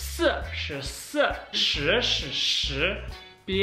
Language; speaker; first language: Chinese; non-native, learner; Danish